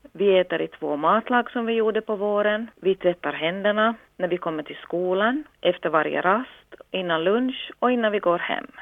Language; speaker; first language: Swedish; native; Swedish